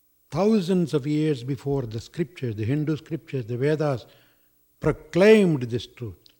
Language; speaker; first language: English; non-native, local second language; Tamil